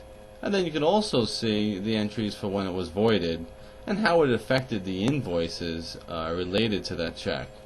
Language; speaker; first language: English; native; English